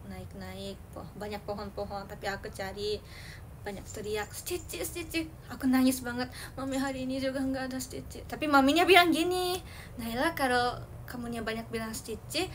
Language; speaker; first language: Indonesian; early bilingual, heritage; Indonesian